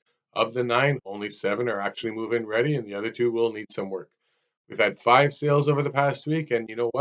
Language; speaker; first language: English; native; English